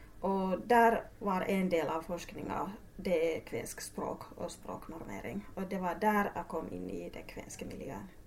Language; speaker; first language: Swedish; non-native, local second language; Finnish